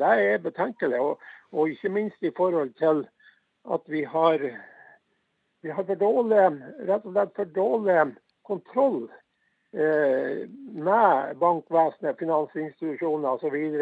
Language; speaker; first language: Norwegian; native; Norwegian